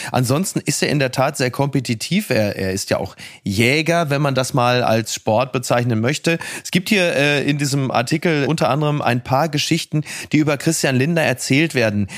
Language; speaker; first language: German; native; German